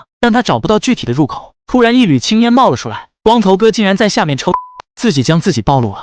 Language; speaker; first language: Chinese; native; Chinese